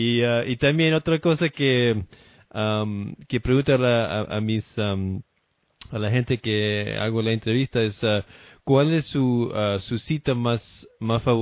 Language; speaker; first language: Spanish; non-native, fluent; English